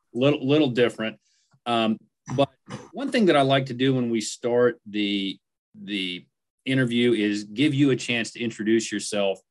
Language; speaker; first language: English; native; English